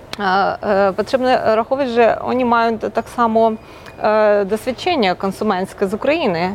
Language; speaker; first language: Polish; non-native, local second language; Ukrainian